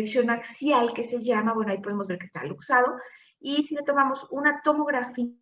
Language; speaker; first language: Spanish; native; Spanish